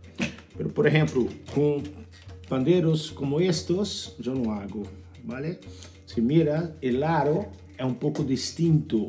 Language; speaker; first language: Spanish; non-native, learner; Portuguese